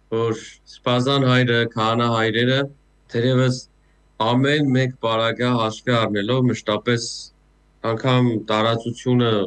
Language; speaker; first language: Armenian; native; Armenian